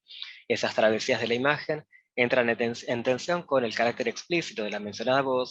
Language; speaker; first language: Spanish; native; Spanish